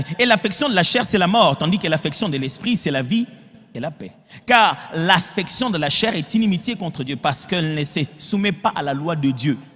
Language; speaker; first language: French; non-native, local second language; Lingala